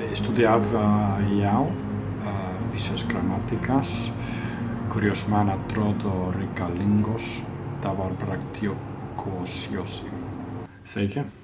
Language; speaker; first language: Lithuanian; non-native, learner; English